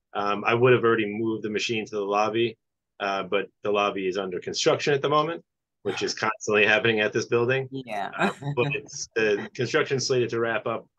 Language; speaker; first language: English; native; English